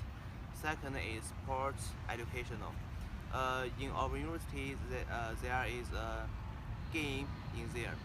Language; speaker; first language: English; non-native, learner; Chinese